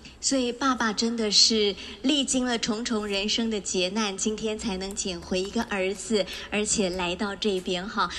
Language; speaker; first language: Chinese; native; Chinese